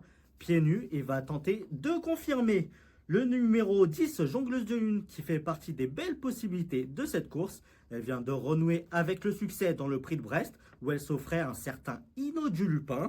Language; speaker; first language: French; native; French